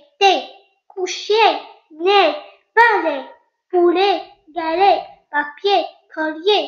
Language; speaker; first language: French; non-native, local second language; Arabic